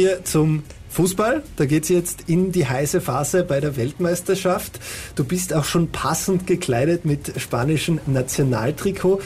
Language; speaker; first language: German; native; German